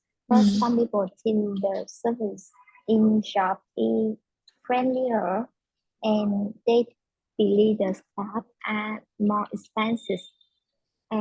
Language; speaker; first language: English; non-native, learner; Vietnamese